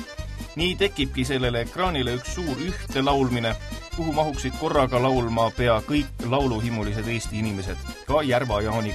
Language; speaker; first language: Estonian; native; Estonian